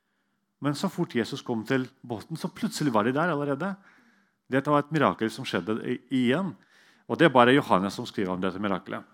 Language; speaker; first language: Norwegian; non-native, fluent; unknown